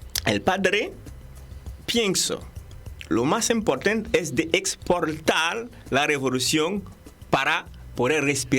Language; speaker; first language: Spanish; non-native, fluent; Haitian Creole